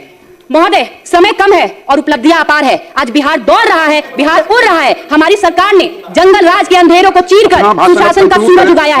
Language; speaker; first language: Hindi; native; Hindi